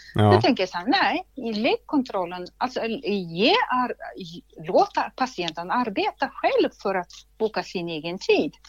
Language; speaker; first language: Swedish; non-native, fluent; Russian